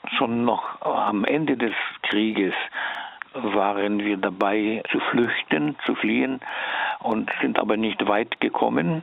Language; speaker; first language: German; early bilingual, heritage; German